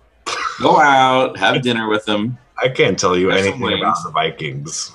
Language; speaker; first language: English; native; English